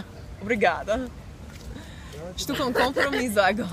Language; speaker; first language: Portuguese; non-native, learner; English